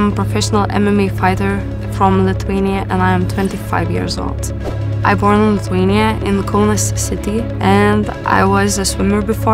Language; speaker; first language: English; non-native, fluent; Lithuanian